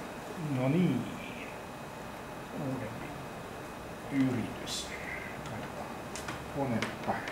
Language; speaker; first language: Finnish; native; Finnish